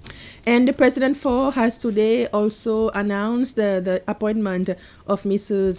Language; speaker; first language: English; non-native, local second language; Seselwa Creole French